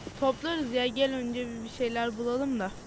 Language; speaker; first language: Turkish; native; Turkish